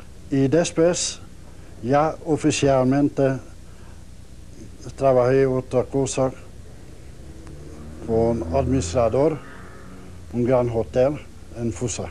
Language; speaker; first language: Spanish; non-native, learner; Hungarian